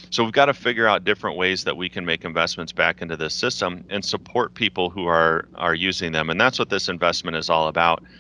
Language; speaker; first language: English; native; English